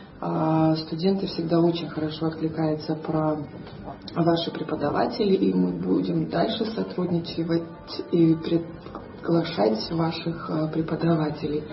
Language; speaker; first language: Russian; non-native, fluent; Lithuanian